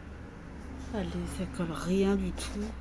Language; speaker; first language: French; native; French